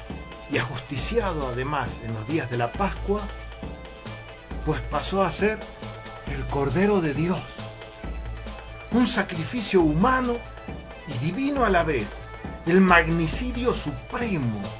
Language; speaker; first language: Spanish; native; Spanish